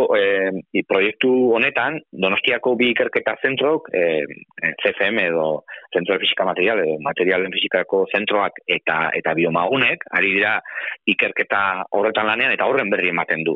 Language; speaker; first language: Basque; native; Basque